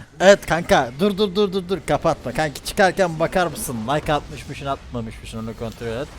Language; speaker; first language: Turkish; native; Turkish